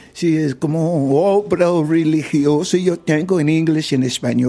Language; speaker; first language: Spanish; non-native, learner; English